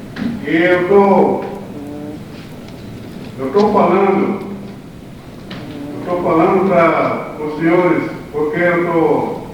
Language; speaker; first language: Portuguese; non-native, local second language; Kayapó